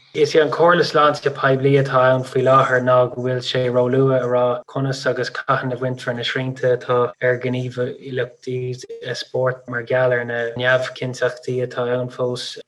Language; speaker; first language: Irish; non-native, local second language; English